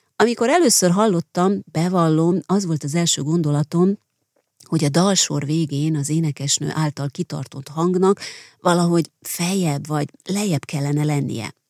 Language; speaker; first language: Hungarian; native; Hungarian